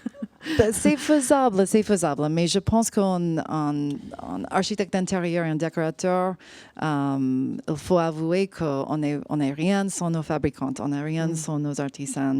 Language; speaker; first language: French; non-native, fluent; English